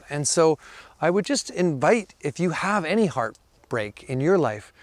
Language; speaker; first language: English; native; English